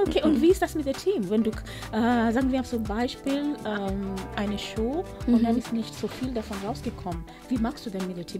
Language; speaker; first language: German; non-native, local second language; Swahili